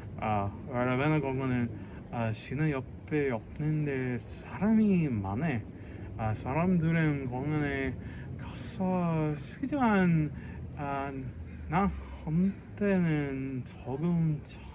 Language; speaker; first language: Korean; non-native, learner; English